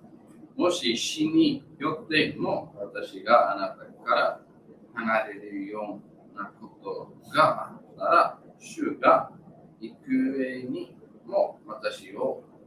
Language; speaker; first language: Japanese; non-native, learner; English